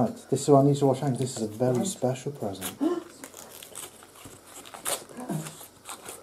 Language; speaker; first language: English; native; English